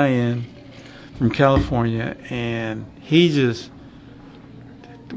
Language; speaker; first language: English; native; English